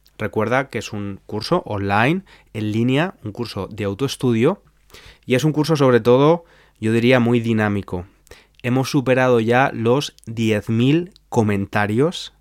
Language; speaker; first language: Spanish; native; Spanish